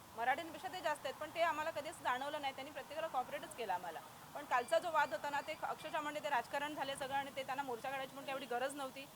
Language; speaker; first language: Marathi; native; Marathi